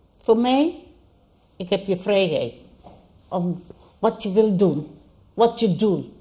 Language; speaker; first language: Dutch; non-native, local second language; Papiamento